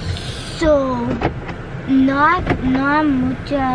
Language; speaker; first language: Spanish; early bilingual, heritage; English